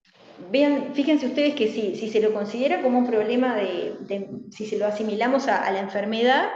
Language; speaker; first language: Spanish; native; Spanish